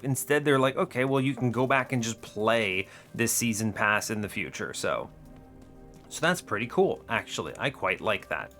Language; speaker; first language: English; native; English